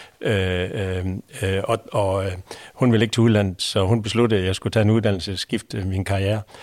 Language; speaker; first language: Danish; native; Danish